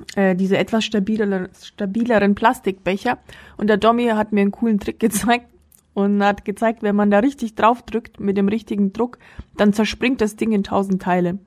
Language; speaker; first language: German; early bilingual, other home language; Russian